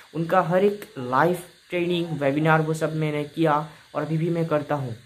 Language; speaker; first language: Hindi; non-native, local second language; Assamese